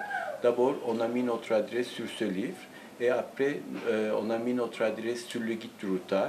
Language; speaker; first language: French; non-native, local second language; Turkish